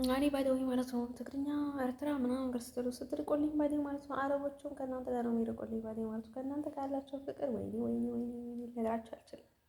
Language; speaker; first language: Amharic; early bilingual, heritage; Amharic